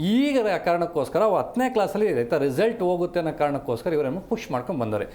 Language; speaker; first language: Kannada; native; Kannada